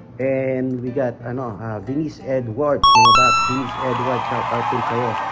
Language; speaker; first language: Filipino; non-native, local second language; Pampanga